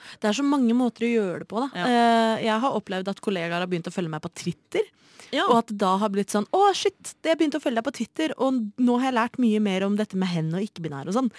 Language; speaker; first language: Norwegian; native; Norwegian